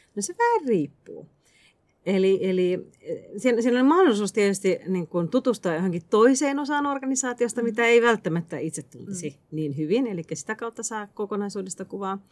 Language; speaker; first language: Finnish; native; Finnish